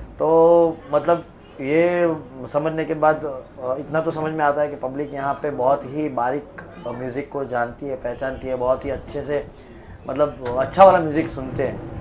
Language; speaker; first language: Hindi; non-native, local second language; Gujarati